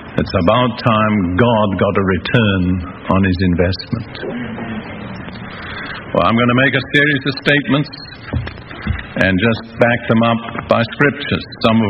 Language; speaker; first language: English; native; English